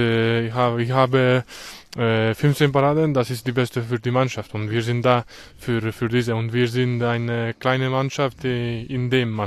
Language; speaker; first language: German; non-native, learner; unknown